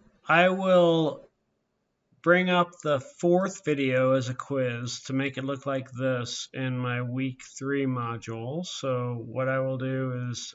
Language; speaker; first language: English; native; English